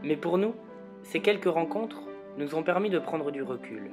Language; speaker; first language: French; native; French